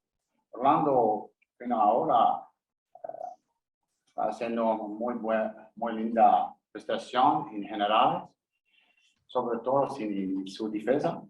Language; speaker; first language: Spanish; non-native, learner; English